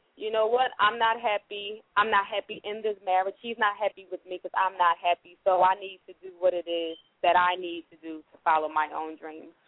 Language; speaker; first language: English; native; English